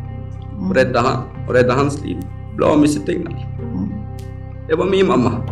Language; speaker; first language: Swedish; early bilingual, other home language; Romany